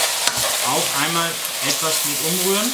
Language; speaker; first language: German; native; German